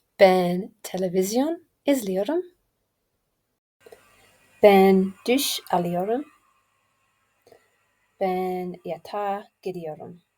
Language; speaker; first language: Turkish; non-native, learner; English